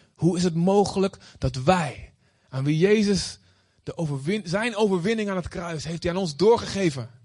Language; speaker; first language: Dutch; native; Dutch